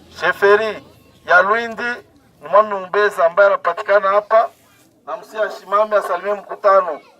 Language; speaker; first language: Swahili; non-native, local second language; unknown